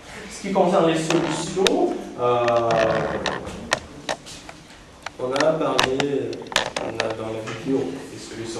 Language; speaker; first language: French; non-native, fluent; Russian